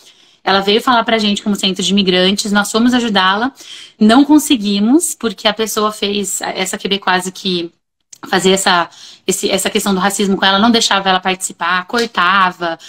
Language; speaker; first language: Portuguese; native; Portuguese